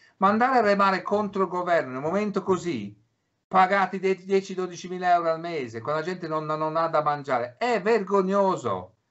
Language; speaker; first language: Italian; early bilingual, heritage; English